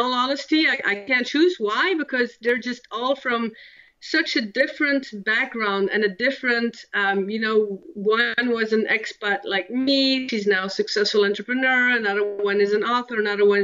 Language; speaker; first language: English; non-native, fluent; Dutch